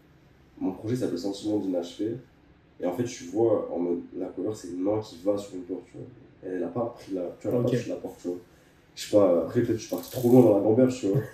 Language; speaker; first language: French; native; French